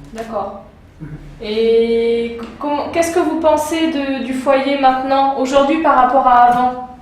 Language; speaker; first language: French; native; French